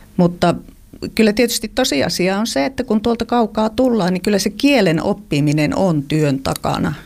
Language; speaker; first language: Finnish; native; Finnish